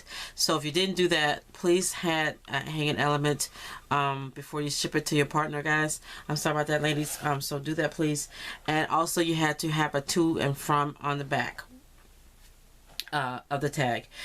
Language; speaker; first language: English; native; English